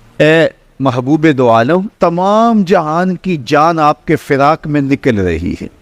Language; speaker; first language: Urdu; non-native, local second language; Punjabi